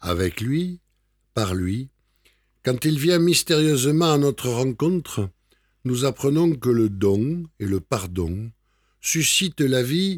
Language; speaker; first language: French; native; French